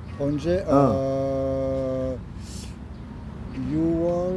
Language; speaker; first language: Korean; non-native, learner; French